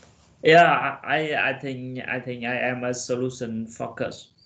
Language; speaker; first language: English; non-native, learner; Vietnamese